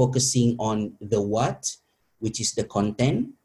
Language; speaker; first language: English; non-native, local second language; Malay